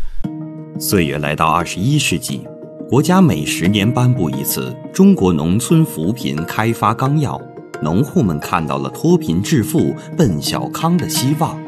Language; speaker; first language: Chinese; native; Chinese